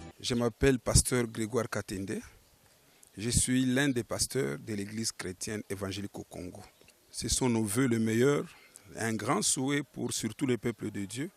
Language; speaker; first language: French; non-native, local second language; Lingala